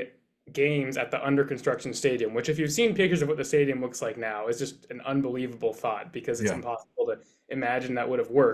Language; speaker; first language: English; native; English